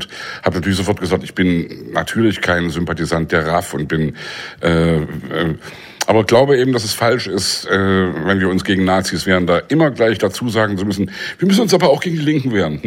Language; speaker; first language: German; native; German